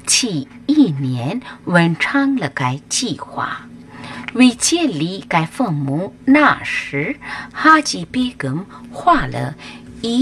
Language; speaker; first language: Chinese; non-native, learner; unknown